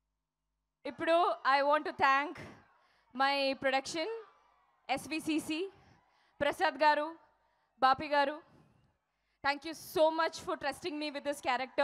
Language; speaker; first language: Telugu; non-native, fluent; Malayalam